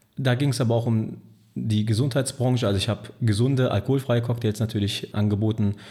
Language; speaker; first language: German; early bilingual, other home language; Turkish